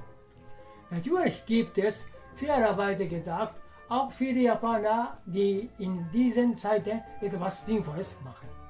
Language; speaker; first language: German; non-native, fluent; Japanese